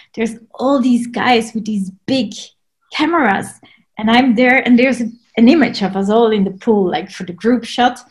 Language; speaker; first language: English; non-native, fluent; Dutch